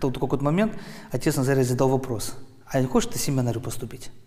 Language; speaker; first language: Russian; native; Russian